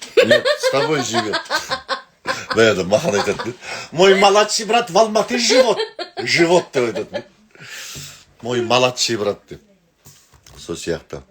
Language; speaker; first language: Russian; non-native, local second language; Kazakh